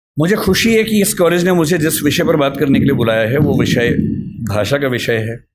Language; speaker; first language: Hindi; native; Hindi